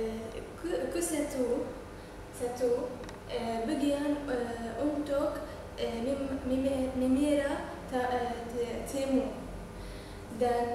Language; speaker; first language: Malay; non-native, learner; Arabic